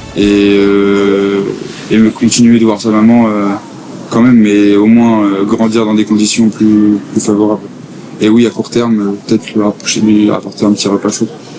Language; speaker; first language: French; native; French